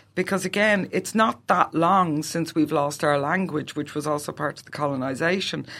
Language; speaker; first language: English; native; English